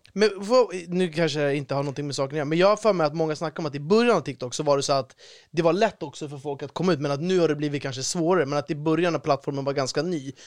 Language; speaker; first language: Swedish; native; Swedish